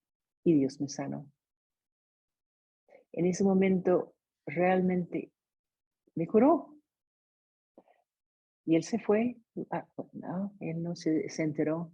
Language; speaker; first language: Spanish; non-native, fluent; English